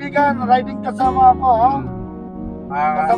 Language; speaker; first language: Filipino; non-native, learner; Bangla